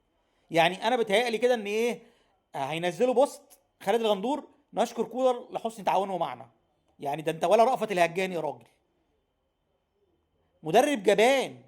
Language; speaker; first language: Arabic; native; Arabic